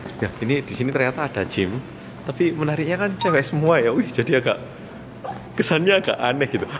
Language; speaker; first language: Indonesian; early bilingual, other home language; Korean